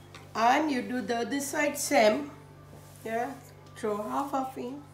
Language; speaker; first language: English; non-native, fluent; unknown